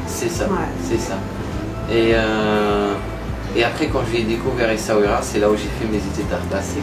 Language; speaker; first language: French; non-native, local second language; Arabic